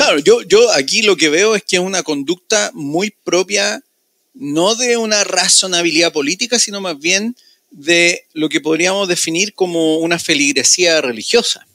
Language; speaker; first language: Spanish; native; Spanish